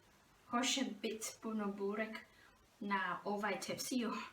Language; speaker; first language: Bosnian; early bilingual, heritage; Bosnian